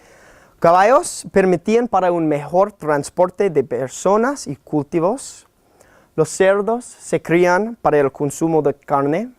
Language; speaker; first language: Spanish; non-native, fluent; English